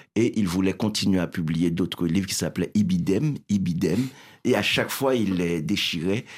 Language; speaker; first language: French; non-native, local second language; Haitian Creole